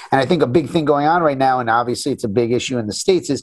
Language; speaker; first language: English; native; English